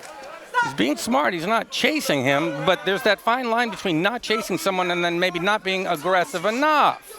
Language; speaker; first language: English; native; English